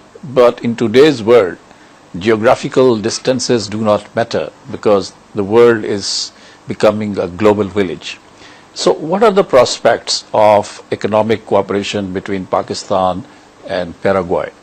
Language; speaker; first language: English; non-native, local second language; Urdu